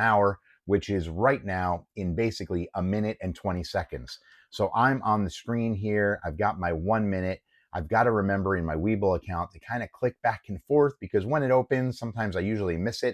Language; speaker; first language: English; native; English